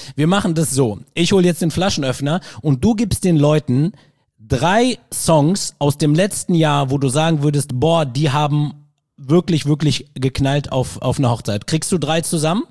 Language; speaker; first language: German; early bilingual, other home language; Arabic